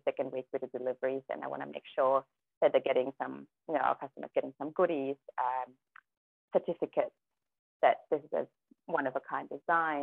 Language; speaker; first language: English; non-native, fluent; German